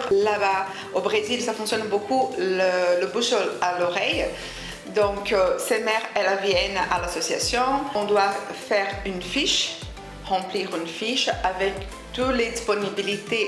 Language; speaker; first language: French; non-native, fluent; Portuguese